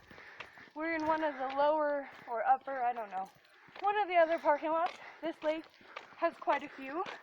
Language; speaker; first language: English; native; English